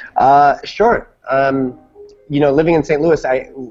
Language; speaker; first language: English; native; English